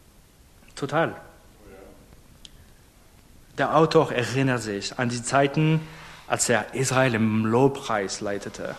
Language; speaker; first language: German; non-native, fluent; English